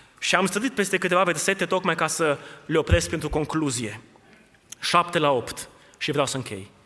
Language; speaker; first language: Romanian; native; Romanian